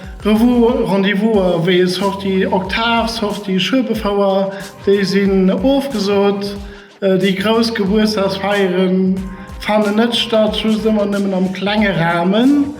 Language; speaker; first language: German; non-native, local second language; Luxembourgish